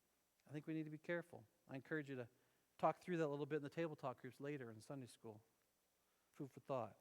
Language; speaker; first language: English; native; English